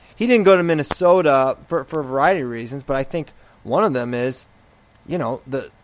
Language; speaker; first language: English; native; English